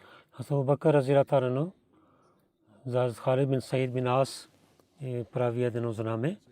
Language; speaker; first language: Bulgarian; non-native, learner; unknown